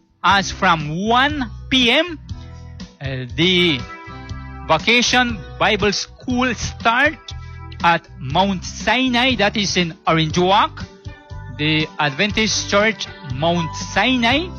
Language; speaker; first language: English; non-native, local second language; Spanish